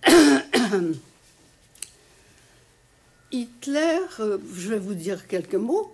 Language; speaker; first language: French; non-native, fluent; Polish